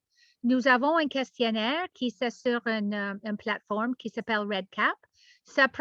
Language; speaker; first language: French; non-native, learner; English